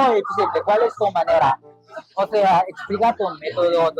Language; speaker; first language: Spanish; non-native, fluent; Cebuano